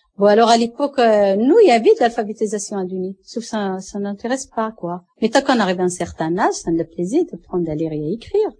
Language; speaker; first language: French; non-native, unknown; Arabic